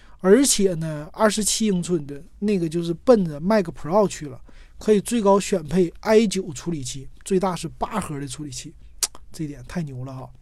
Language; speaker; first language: Chinese; native; Chinese